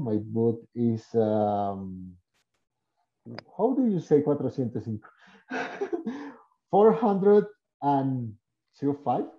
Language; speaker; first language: English; non-native, learner; Spanish